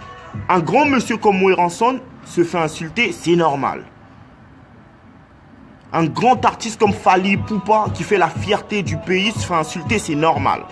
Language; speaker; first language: French; non-native, local second language; Lingala